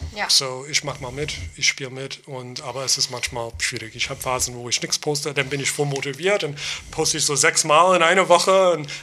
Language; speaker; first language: German; non-native, fluent; English